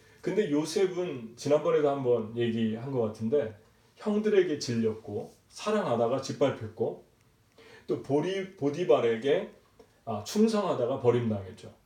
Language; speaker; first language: Korean; native; Korean